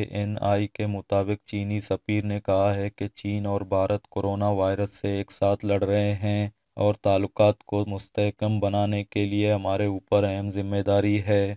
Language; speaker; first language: Urdu; non-native, local second language; Baluchi